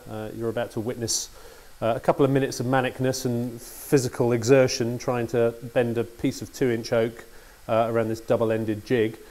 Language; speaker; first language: English; native; English